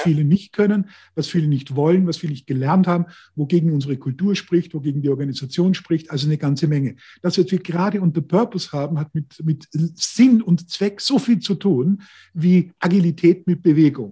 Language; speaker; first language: German; native; German